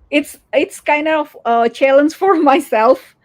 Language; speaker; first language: English; non-native, learner; Indonesian